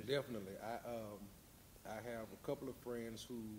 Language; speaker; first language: English; native; English